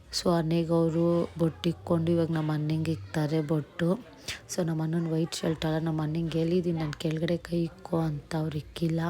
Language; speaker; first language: Kannada; non-native, local second language; Nepali